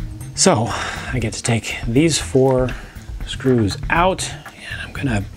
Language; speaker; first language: English; native; English